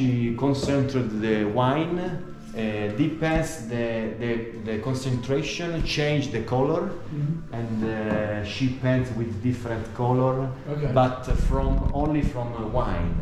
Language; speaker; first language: English; non-native, learner; Italian